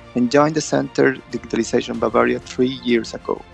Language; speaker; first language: English; non-native, fluent; Spanish